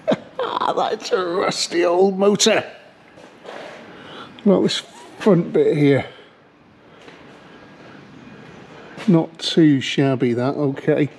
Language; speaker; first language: English; native; English